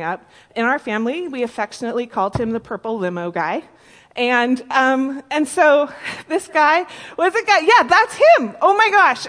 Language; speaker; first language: English; native; English